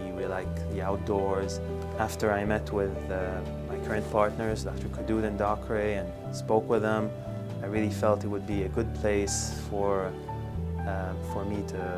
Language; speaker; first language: English; non-native, fluent; Arabic